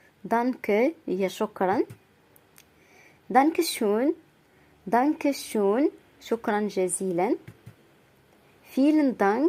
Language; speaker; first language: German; non-native, fluent; Arabic